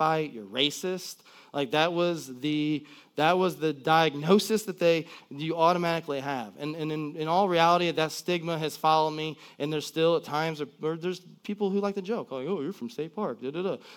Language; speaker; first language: English; native; English